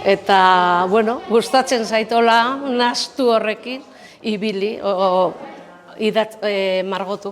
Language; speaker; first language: Basque; non-native, local second language; Spanish